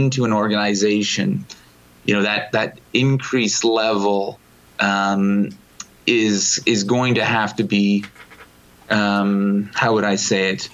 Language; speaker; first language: English; native; English